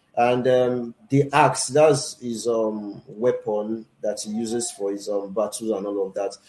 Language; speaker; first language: English; non-native, local second language; Yoruba